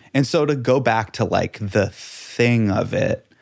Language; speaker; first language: English; native; English